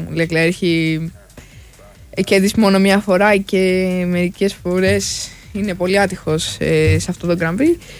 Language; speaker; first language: Greek; native; Greek